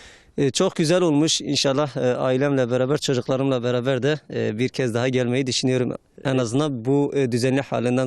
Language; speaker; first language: Turkish; native; Turkish